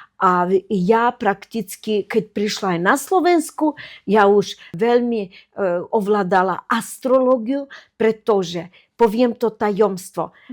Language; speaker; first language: Slovak; non-native, fluent; Russian